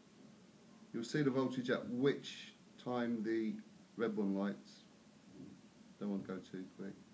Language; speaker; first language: English; native; English